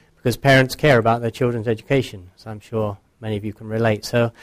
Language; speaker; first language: English; native; English